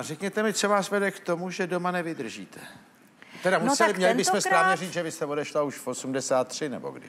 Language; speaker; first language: Czech; native; Czech